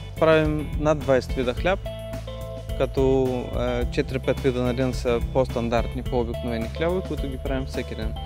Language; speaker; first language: Bulgarian; native; Bulgarian